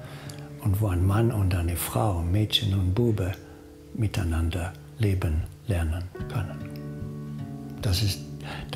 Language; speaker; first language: German; non-native, fluent; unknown